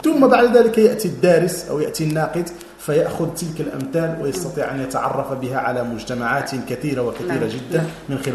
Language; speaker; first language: Arabic; native; Arabic